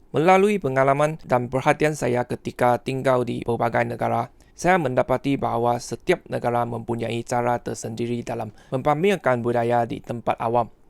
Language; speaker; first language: Malay; non-native, fluent; Chinese